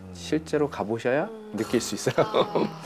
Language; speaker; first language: Korean; native; Korean